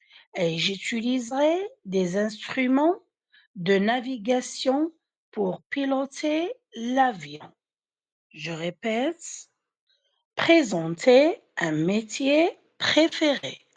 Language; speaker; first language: French; non-native, fluent; Arabic